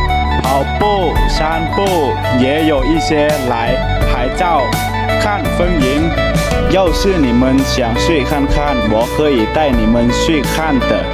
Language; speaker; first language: Chinese; non-native, learner; Lao